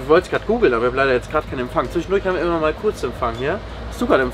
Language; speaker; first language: German; native; German